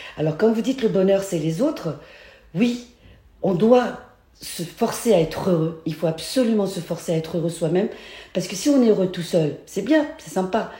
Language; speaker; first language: French; native; French